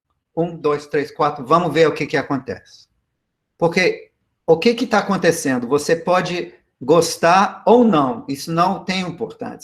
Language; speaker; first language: Portuguese; non-native, fluent; English